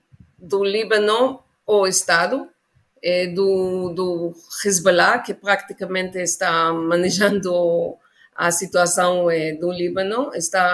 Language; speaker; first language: Portuguese; non-native, fluent; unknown